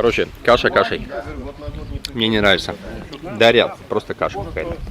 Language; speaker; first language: Russian; native; Russian